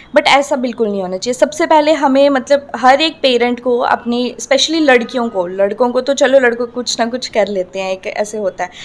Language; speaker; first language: Hindi; native; Hindi